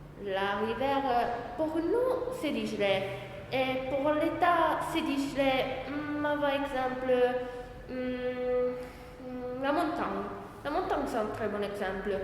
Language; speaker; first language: French; non-native, learner; Italian